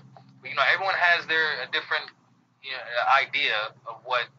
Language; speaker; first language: English; native; English